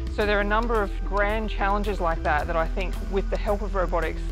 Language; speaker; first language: English; native; English